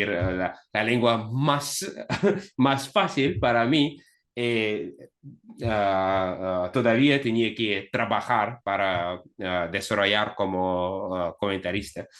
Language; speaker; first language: Spanish; non-native, fluent; Russian